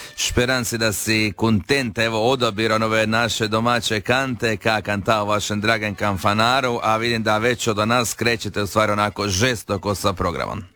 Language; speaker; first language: Croatian; native; Croatian